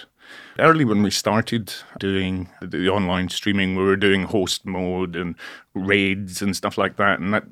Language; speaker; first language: English; native; English